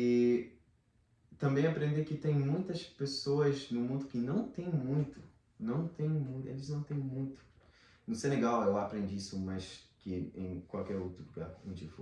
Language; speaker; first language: Portuguese; non-native, fluent; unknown